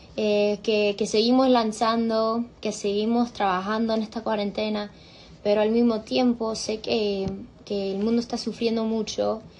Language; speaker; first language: Spanish; early bilingual, heritage; Spanish